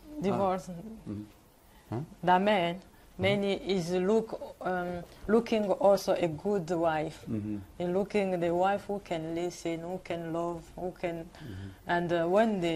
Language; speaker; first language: English; non-native, learner; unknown